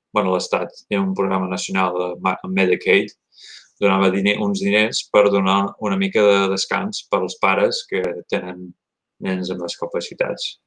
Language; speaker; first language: Catalan; early bilingual, heritage; Catalan